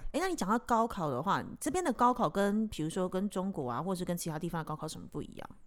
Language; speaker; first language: Chinese; native; Chinese